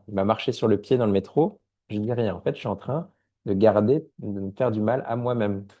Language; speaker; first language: French; native; French